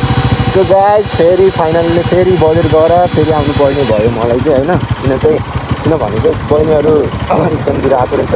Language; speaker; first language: Nepali; native; Nepali